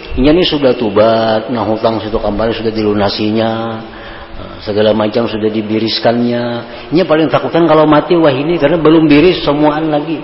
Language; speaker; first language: Indonesian; non-native, local second language; Banjar